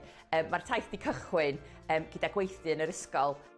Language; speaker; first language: Welsh; native; Welsh